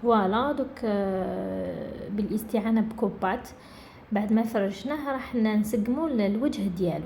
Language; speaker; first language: Arabic; native; Arabic